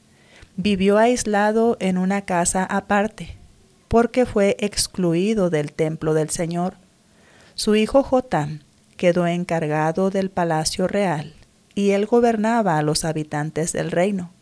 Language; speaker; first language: Spanish; native; Spanish